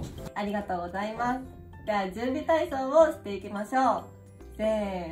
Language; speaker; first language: Japanese; native; Japanese